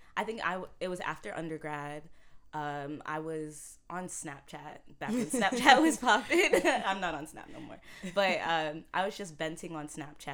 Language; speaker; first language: English; early bilingual, other home language; Haitian Creole